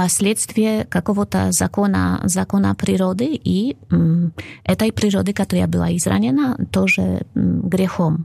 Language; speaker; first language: Russian; non-native, fluent; Polish